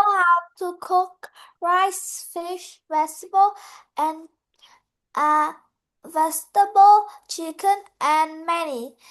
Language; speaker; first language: English; non-native, learner; Vietnamese